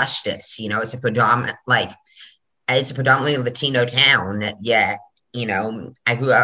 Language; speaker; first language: English; native; English